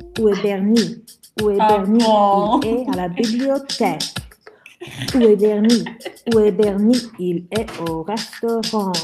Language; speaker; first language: French; non-native, fluent; English